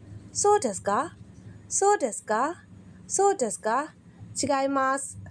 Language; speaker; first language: Japanese; non-native, fluent; Burmese